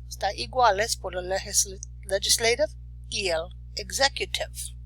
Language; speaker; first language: Spanish; non-native, learner; English